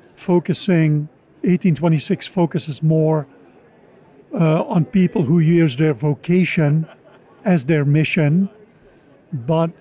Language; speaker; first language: English; non-native, fluent; Dutch